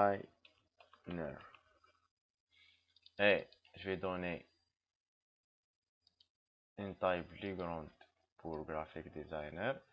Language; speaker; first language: French; non-native, local second language; Arabic